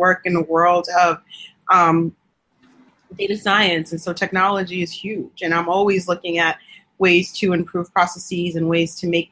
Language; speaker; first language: English; native; English